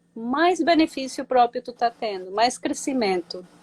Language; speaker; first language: Portuguese; non-native, fluent; Spanish